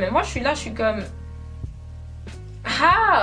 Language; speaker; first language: French; native; French